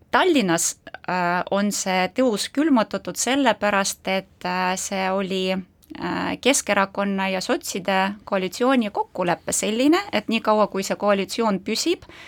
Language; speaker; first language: Estonian; non-native, local second language; Russian